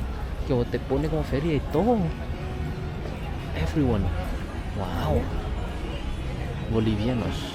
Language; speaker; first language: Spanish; non-native, fluent; Indonesian